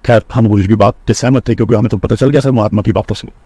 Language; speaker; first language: Hindi; non-native, local second language; Punjabi